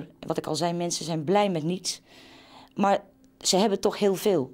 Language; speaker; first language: Dutch; native; Dutch